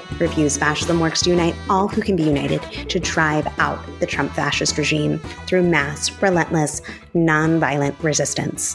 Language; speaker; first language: English; native; English